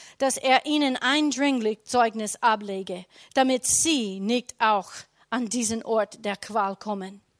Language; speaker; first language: German; non-native, learner; English